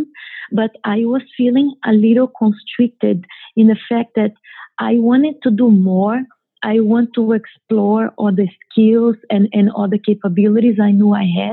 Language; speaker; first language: English; non-native, fluent; Portuguese